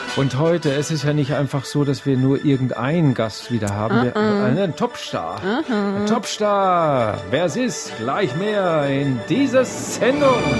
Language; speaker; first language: German; native; German